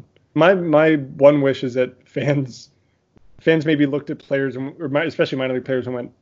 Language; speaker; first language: English; native; English